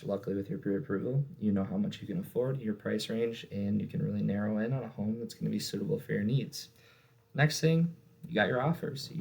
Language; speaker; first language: English; native; English